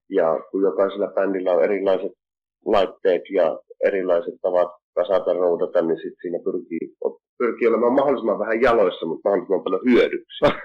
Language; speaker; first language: Finnish; native; Finnish